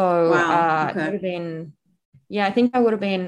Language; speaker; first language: English; native; English